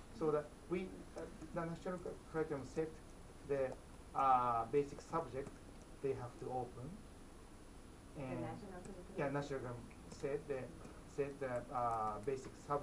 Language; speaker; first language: English; non-native, fluent; Japanese